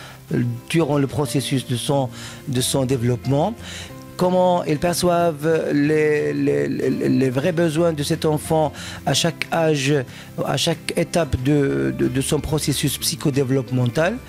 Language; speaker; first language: French; non-native, local second language; Arabic